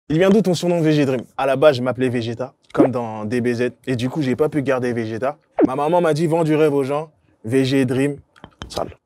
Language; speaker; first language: French; early bilingual, other home language; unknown